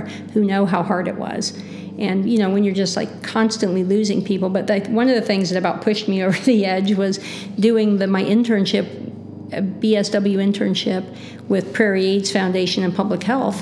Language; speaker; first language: English; native; English